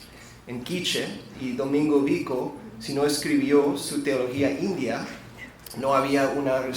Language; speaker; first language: Spanish; non-native, fluent; English